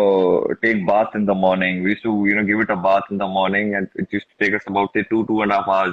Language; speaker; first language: English; non-native, local second language; Tamil